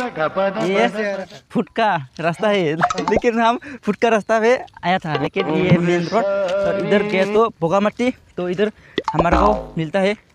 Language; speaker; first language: Hindi; non-native, local second language; Bodo